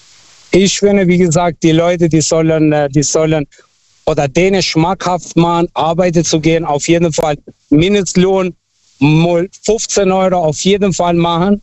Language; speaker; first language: German; non-native, fluent; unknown